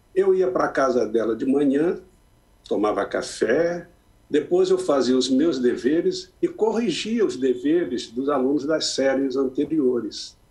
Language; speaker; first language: Portuguese; native; Portuguese